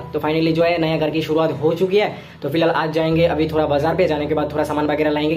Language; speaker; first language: Hindi; non-native, local second language; Bangla